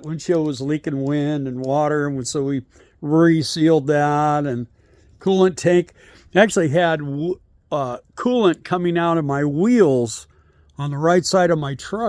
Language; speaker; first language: English; native; English